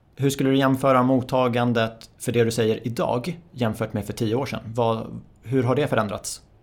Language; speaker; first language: Swedish; early bilingual, other home language; Persian